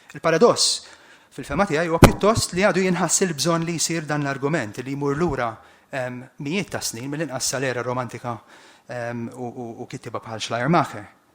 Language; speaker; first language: Maltese; native; Maltese